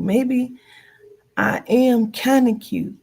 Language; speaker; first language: English; native; English